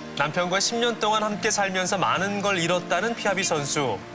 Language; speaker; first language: Korean; native; Korean